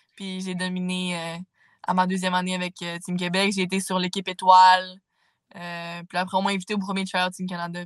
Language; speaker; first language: French; native; French